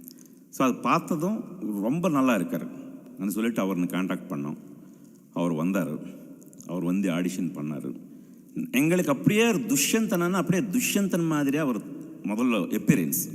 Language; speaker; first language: Tamil; non-native, fluent; Telugu